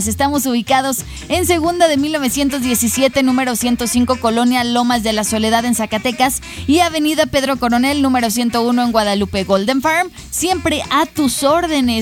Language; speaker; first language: Spanish; native; Spanish